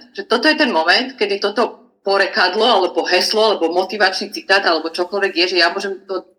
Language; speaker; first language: Slovak; non-native, fluent; Croatian